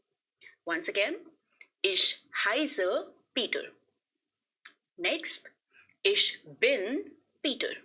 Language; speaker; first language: German; non-native, fluent; Hindi